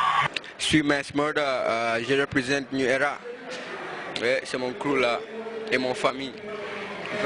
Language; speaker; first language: French; non-native, learner; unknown